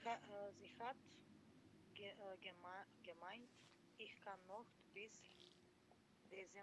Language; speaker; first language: German; non-native, learner; Macedonian